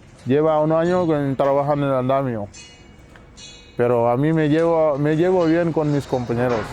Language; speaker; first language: Spanish; non-native, learner; Wolof